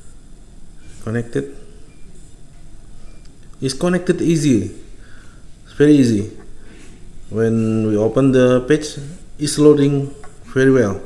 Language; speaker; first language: English; non-native, fluent; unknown